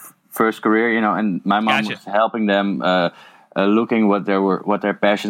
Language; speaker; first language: English; non-native, fluent; Dutch